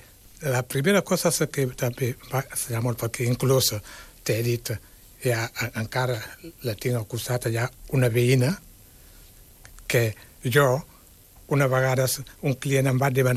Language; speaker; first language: Catalan; non-native, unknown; Wolof